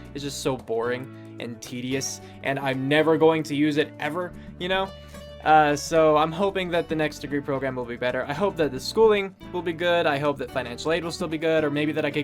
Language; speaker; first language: English; native; English